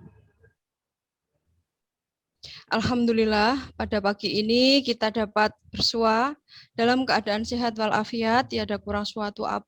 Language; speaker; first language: Indonesian; native; Indonesian